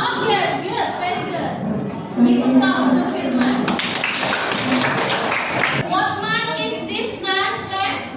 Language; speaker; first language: English; non-native, local second language; Indonesian